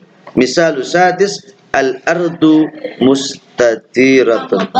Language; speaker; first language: Arabic; non-native, fluent; Indonesian